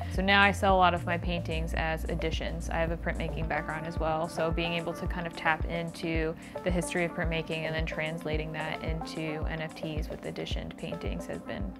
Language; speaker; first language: English; native; English